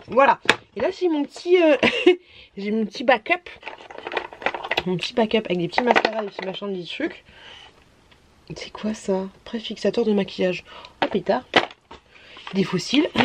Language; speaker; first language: French; native; French